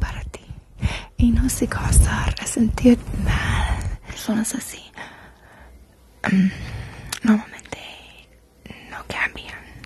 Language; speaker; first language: Spanish; non-native, learner; English